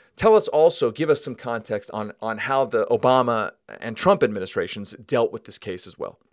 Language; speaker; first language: English; native; English